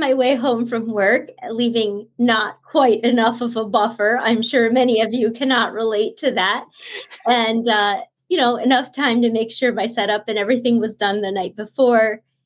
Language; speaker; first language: English; early bilingual, other home language; Bangla